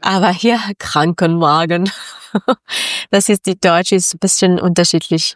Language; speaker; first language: German; non-native, learner; Persian